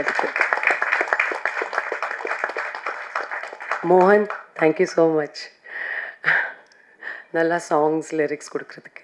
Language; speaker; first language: Tamil; non-native, fluent; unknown